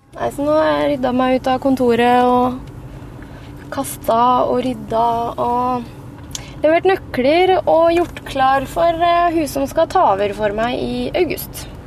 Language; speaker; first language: Norwegian; native; Norwegian